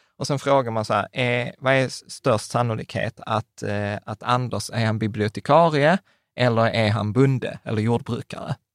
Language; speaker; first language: Swedish; early bilingual, other home language; Czech